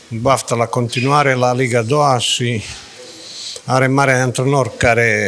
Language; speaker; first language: Romanian; non-native, learner; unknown